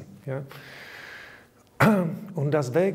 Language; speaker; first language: German; non-native, learner; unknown